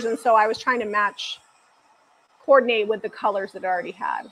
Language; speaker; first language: English; native; English